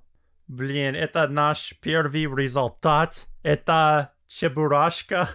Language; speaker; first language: Russian; non-native, fluent; English